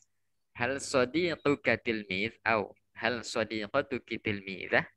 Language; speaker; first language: Arabic; non-native, fluent; Indonesian